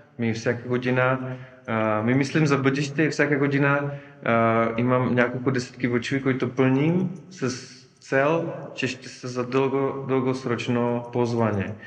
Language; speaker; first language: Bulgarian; non-native, fluent; Czech